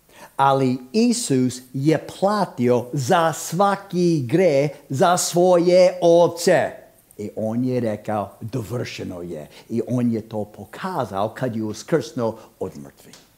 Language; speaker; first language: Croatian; non-native, fluent; English